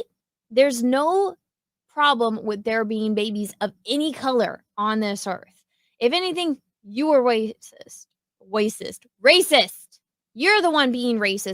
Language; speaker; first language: English; native; English